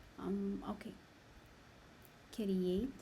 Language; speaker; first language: English; non-native, learner; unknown